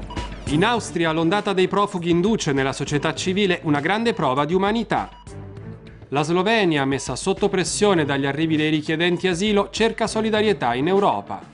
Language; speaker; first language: Italian; native; Italian